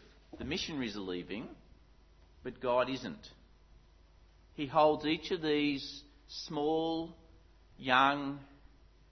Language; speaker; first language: English; native; English